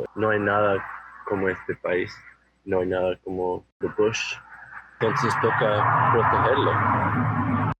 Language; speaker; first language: Spanish; non-native, fluent; English